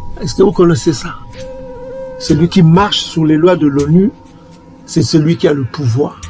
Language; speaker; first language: French; non-native, local second language; Kongo